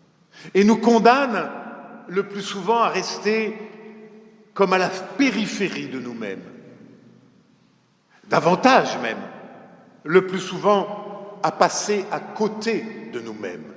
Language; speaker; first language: French; native; French